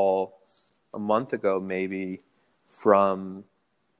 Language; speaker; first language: English; native; English